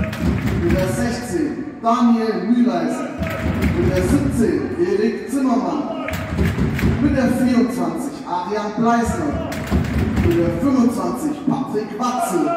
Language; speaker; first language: German; native; German